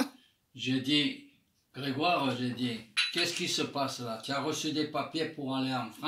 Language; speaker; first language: French; non-native, fluent; Armenian